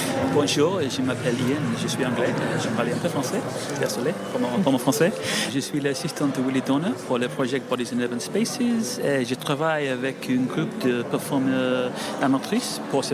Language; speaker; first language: French; non-native, learner; English